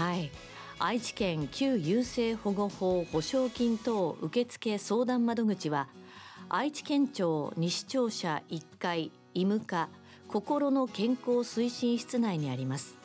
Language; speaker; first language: Japanese; native; Japanese